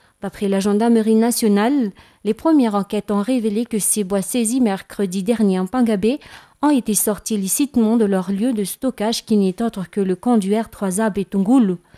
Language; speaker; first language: French; non-native, local second language; Malagasy